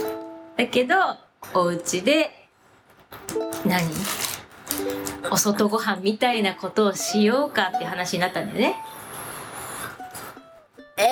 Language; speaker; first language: Japanese; native; Japanese